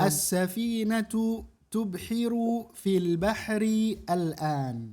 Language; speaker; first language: Arabic; non-native, fluent; Indonesian